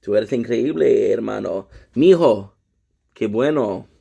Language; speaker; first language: Spanish; non-native, learner; English